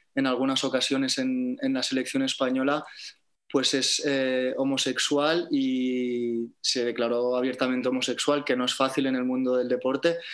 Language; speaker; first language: Spanish; native; Spanish